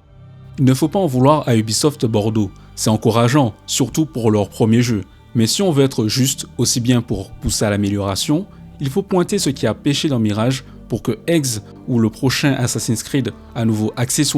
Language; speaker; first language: French; native; French